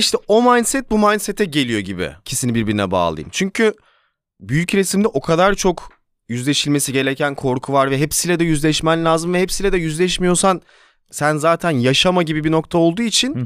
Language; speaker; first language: Turkish; native; Turkish